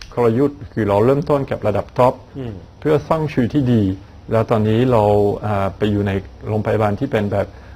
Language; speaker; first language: Thai; non-native, fluent; French